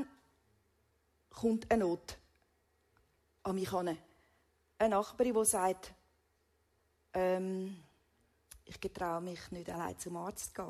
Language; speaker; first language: German; native; German